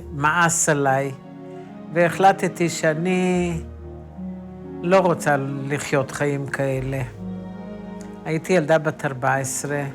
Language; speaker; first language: Hebrew; early bilingual, other home language; Romany